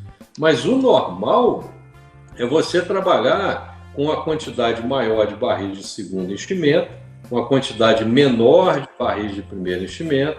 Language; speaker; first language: Portuguese; native; Portuguese